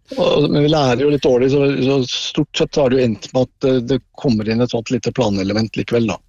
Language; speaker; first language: Norwegian; native; Norwegian